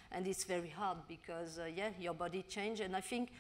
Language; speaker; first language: English; non-native, learner; French